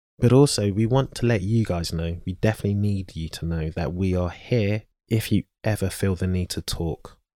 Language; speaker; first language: English; native; English